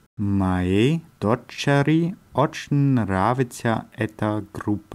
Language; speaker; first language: Russian; non-native, learner; German